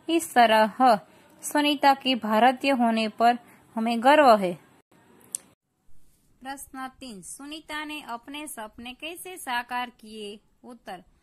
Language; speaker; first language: Hindi; non-native, local second language; Gujarati